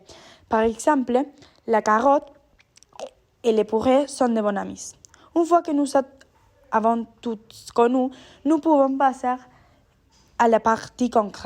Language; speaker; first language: French; non-native, learner; Spanish